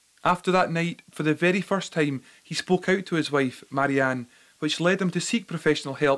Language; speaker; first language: English; native; English